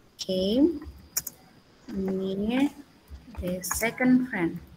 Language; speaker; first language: English; non-native, learner; Indonesian